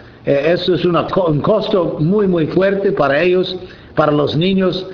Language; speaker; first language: Spanish; non-native, fluent; English